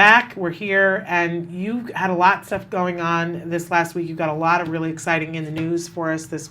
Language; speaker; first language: English; native; English